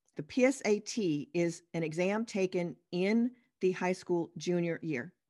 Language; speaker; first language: English; native; English